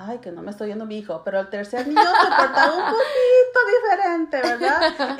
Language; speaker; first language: Spanish; early bilingual, heritage; Spanish